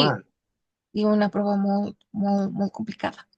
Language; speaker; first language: Catalan; non-native, learner; Spanish